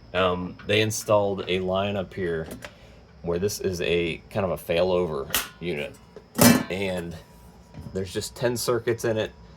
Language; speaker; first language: English; native; English